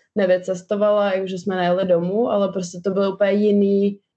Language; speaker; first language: Czech; non-native, local second language; Albanian